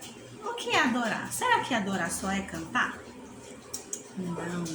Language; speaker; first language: Portuguese; native; Portuguese